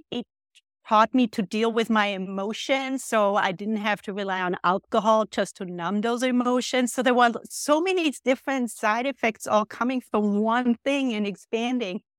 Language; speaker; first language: English; non-native, fluent; German